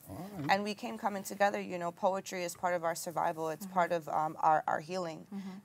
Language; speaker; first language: English; native; English